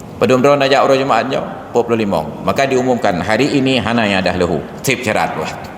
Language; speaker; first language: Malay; non-native, local second language; Achinese